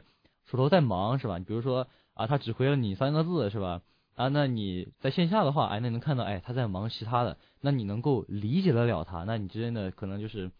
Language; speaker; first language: Chinese; native; Chinese